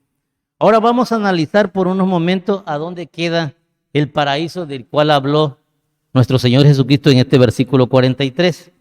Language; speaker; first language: Spanish; native; Spanish